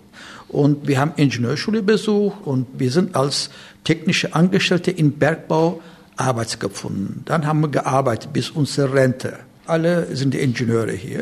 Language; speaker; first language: German; non-native, fluent; Turkish